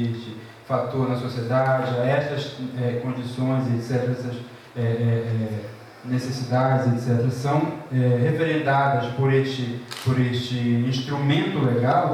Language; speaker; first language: Portuguese; native; Portuguese